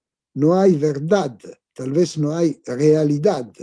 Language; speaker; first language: Spanish; non-native, fluent; Italian